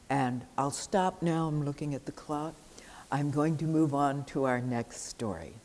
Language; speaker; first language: English; native; English